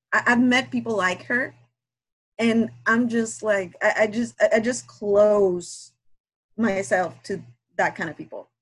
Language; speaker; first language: English; non-native, fluent; Spanish